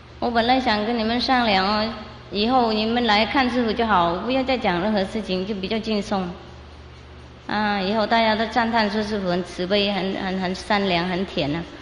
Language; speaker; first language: Chinese; non-native, fluent; Vietnamese